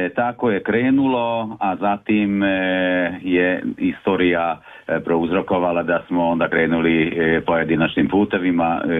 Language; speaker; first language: Serbian; early bilingual, heritage; Serbian